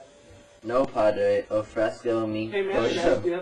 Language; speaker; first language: Spanish; non-native, learner; English